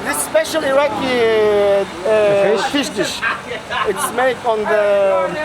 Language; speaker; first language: English; non-native, fluent; Arabic